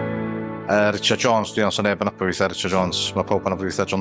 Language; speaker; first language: Welsh; native; Welsh